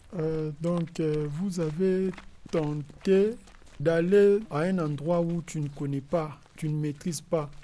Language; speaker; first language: French; non-native, local second language; Lingala